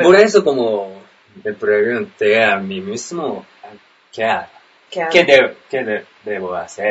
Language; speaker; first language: Spanish; non-native, learner; Japanese